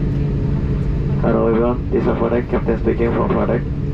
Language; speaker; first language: English; non-native, learner; Japanese